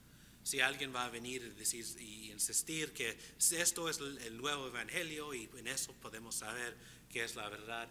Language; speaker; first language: Spanish; non-native, fluent; English